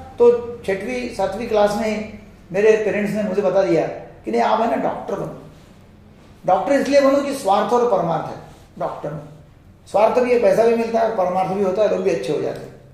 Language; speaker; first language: Hindi; non-native, local second language; Marathi